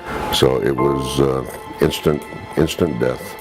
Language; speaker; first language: English; native; English